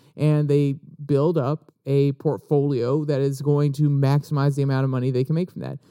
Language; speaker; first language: English; native; English